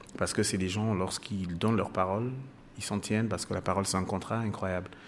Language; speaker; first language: French; non-native, local second language; Basaa